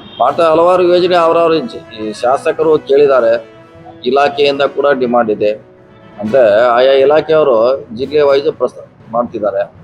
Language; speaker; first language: Kannada; native; Kannada